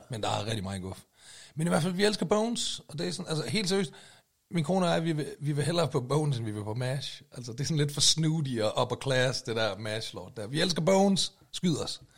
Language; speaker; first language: Danish; native; Danish